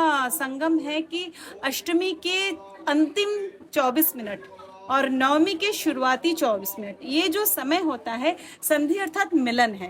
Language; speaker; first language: Hindi; non-native, local second language; Bangla